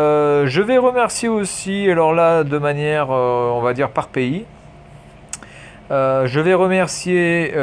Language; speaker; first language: French; native; French